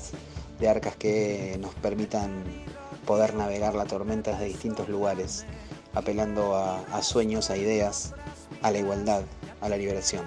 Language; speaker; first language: Spanish; native; Spanish